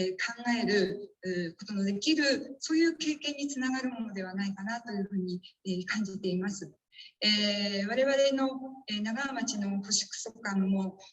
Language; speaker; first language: Japanese; native; Japanese